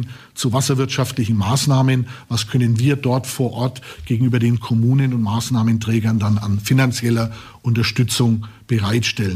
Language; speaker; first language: German; native; German